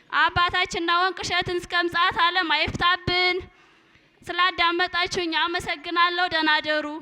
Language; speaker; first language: Amharic; native; Amharic